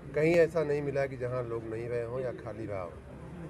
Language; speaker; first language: Hindi; native; Hindi